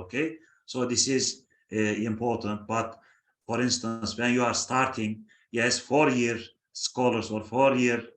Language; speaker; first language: English; non-native, fluent; Turkish